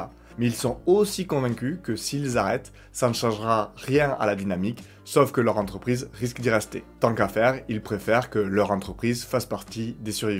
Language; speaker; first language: French; native; French